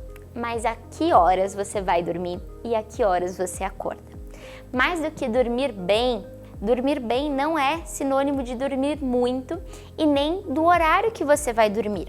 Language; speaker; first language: Portuguese; native; Portuguese